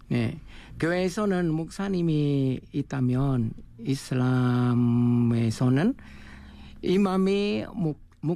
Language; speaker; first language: Korean; non-native, learner; Indonesian